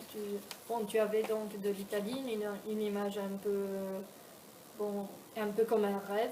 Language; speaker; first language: French; non-native, fluent; Italian